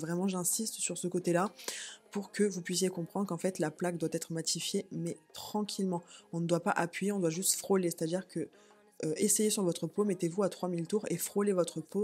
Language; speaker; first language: French; native; French